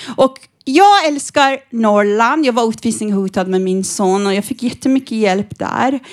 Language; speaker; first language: Swedish; non-native, fluent; Persian